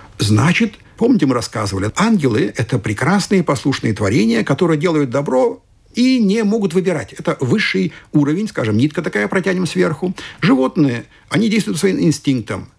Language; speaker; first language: Russian; non-native, fluent; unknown